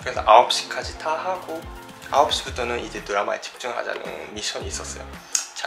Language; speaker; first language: Korean; non-native, fluent; Japanese